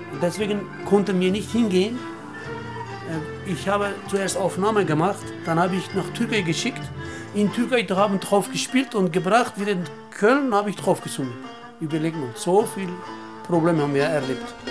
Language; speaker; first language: German; non-native, learner; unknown